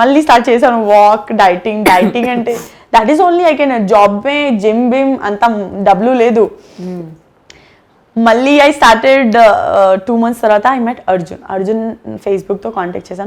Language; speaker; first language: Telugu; non-native, learner; Gujarati